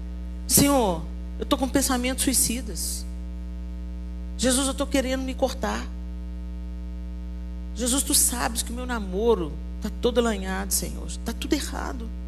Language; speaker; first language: Portuguese; native; Portuguese